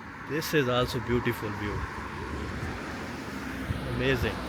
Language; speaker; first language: English; non-native, local second language; Urdu